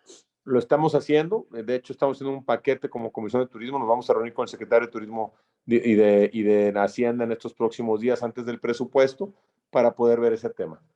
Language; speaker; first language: Spanish; native; Spanish